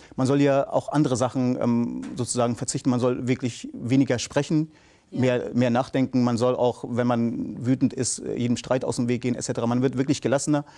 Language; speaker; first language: German; early bilingual, other home language; Urdu